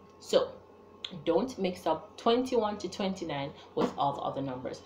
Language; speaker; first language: English; native; English